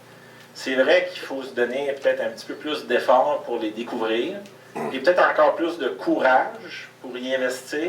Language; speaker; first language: French; native; French